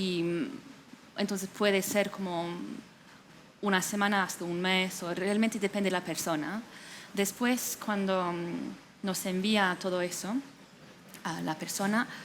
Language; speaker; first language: Spanish; non-native, fluent; English